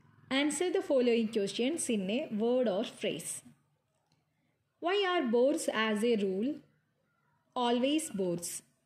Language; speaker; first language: English; non-native, local second language; Malayalam